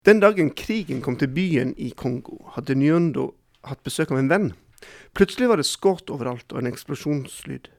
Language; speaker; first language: Norwegian; native; Norwegian